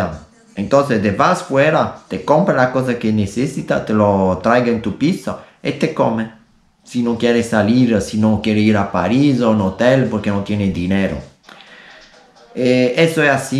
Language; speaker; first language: Spanish; non-native, learner; Italian